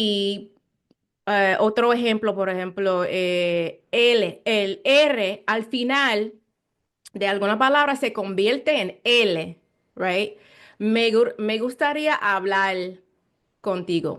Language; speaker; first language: Spanish; non-native, learner; English